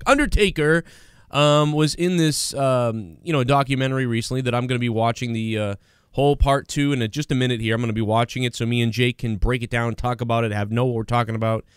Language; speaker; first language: English; native; English